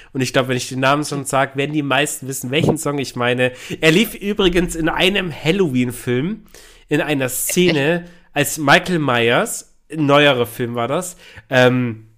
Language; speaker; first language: German; native; German